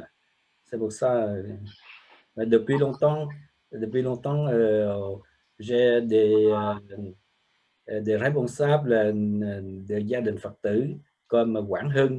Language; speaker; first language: French; non-native, learner; Vietnamese